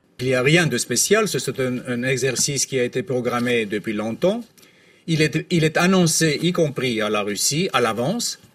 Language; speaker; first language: French; non-native, fluent; Romanian